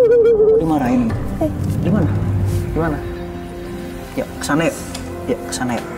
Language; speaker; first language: Indonesian; native; Indonesian